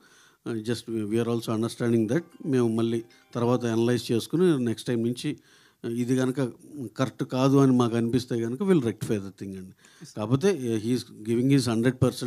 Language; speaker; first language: Telugu; native; Telugu